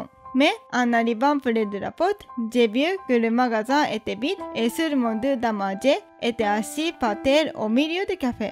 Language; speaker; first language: French; non-native, fluent; Japanese